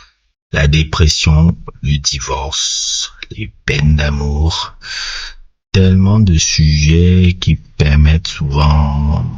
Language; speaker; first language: French; native; French